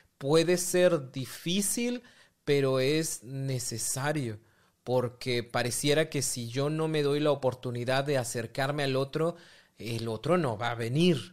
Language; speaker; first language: Spanish; native; Spanish